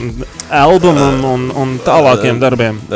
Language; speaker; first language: Latvian; native; Latvian